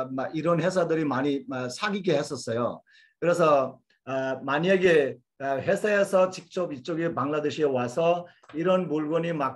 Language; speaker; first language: Korean; non-native, fluent; Bangla